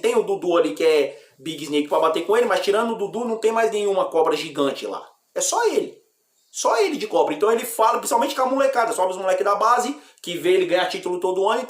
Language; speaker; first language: Portuguese; native; Portuguese